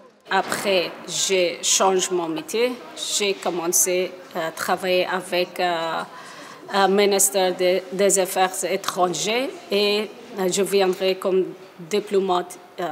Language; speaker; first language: French; non-native, learner; Persian